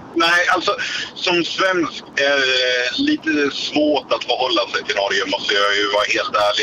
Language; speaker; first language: Swedish; native; Swedish